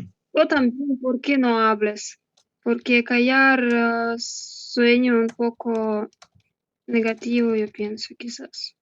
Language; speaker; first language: Spanish; non-native, learner; Russian